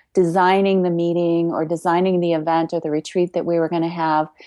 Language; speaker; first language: English; native; English